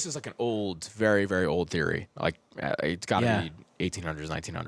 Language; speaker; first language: English; early bilingual, heritage; Persian